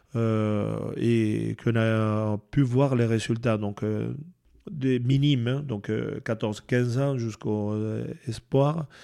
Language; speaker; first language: French; non-native, fluent; Spanish